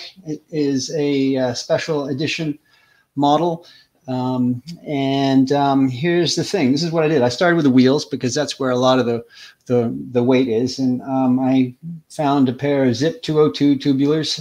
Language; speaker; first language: English; native; English